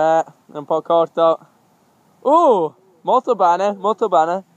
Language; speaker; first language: Italian; non-native, learner; English